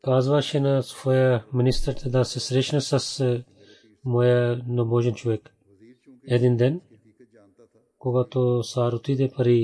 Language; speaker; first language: Bulgarian; non-native, learner; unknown